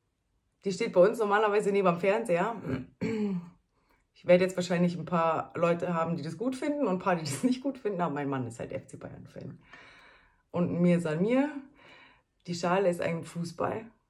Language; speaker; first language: German; native; German